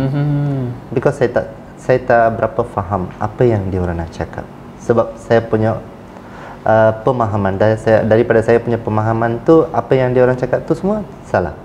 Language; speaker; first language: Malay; non-native, local second language; Tamil